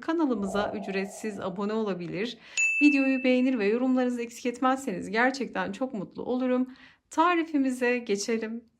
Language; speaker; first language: Turkish; native; Turkish